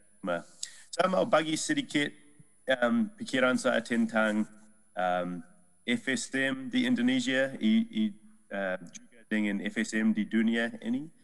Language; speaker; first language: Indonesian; non-native, learner; Dutch